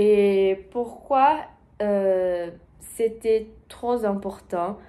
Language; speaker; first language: French; non-native, learner; Portuguese